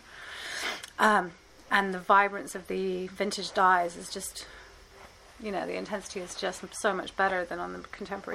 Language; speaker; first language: English; native; English